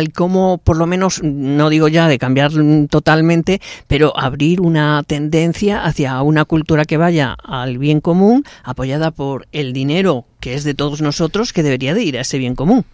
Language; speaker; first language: Spanish; native; Spanish